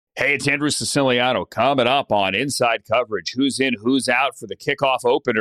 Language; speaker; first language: English; native; English